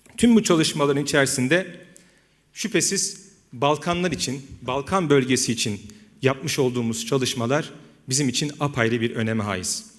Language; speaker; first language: Turkish; native; Turkish